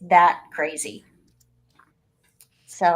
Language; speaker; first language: English; native; English